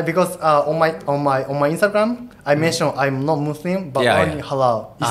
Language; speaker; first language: English; non-native, fluent; Japanese